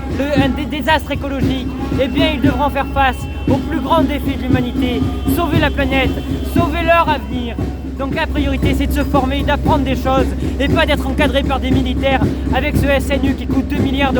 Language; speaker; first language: French; native; French